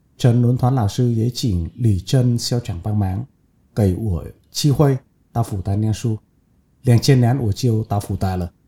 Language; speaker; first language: Chinese; non-native, fluent; Vietnamese